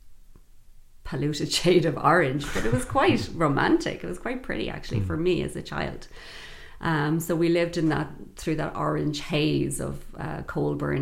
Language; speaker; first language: English; native; English